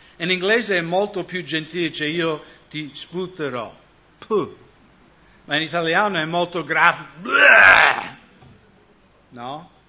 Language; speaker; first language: Italian; non-native, fluent; English